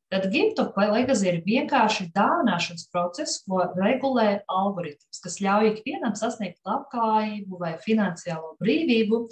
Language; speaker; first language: Latvian; non-native, local second language; Russian